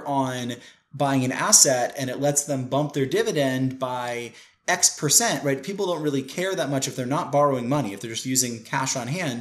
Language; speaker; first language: English; native; English